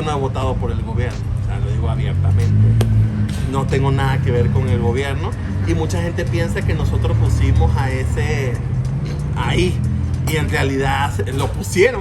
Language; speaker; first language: Spanish; native; Spanish